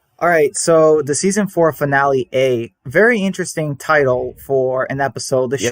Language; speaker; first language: English; native; English